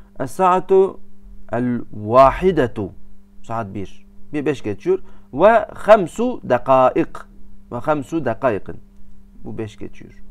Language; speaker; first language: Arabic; non-native, fluent; Turkish